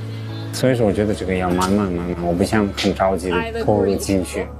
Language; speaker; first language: Chinese; non-native, fluent; English